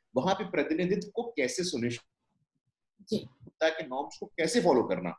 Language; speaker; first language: Hindi; native; Hindi